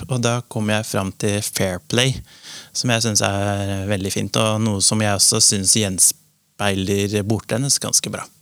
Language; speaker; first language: Norwegian; non-native, fluent; Dutch